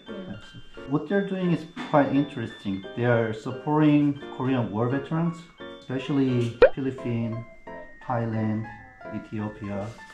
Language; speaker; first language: English; non-native, fluent; Korean